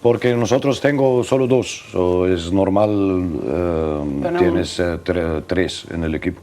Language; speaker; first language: Spanish; non-native, learner; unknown